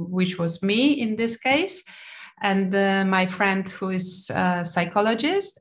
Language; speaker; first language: English; non-native, fluent; Polish